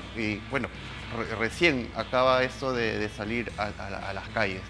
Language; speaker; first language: Spanish; native; Spanish